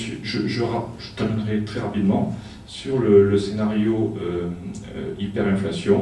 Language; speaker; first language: French; native; French